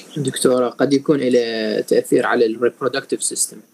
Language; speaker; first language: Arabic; native; Arabic